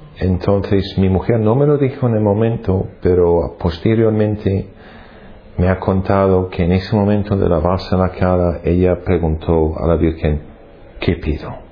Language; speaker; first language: Spanish; non-native, fluent; English